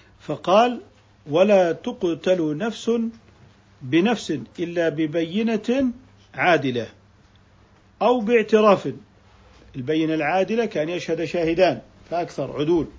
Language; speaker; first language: Arabic; native; Arabic